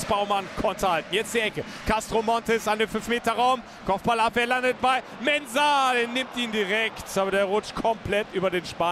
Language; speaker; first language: German; native; German